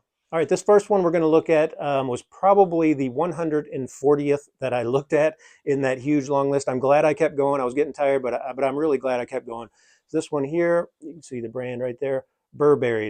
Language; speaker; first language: English; native; English